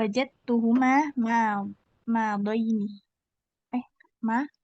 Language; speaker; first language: Arabic; non-native, learner; Indonesian